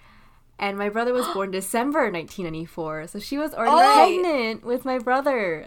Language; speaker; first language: English; non-native, local second language; Filipino